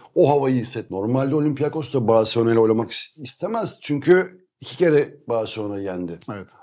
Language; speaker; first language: Turkish; native; Turkish